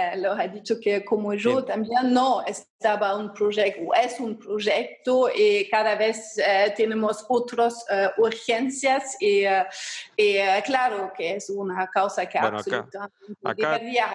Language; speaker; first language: Spanish; non-native, fluent; German